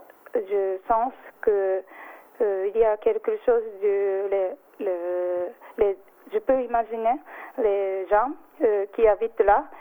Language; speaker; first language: French; non-native, learner; Japanese